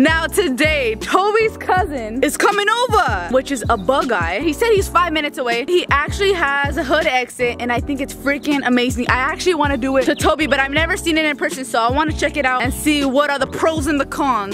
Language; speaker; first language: English; early bilingual, other home language; Spanish